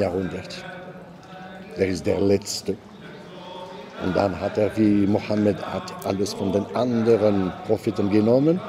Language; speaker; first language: German; non-native, fluent; Arabic